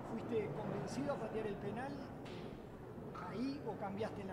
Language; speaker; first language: Spanish; native; Spanish